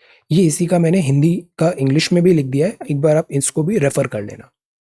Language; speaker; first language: Hindi; native; Hindi